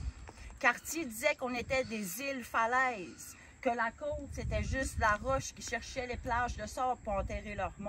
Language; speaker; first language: French; native; French